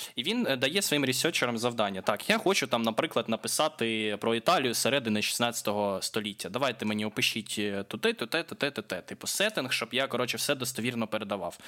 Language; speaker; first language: Ukrainian; non-native, local second language; Russian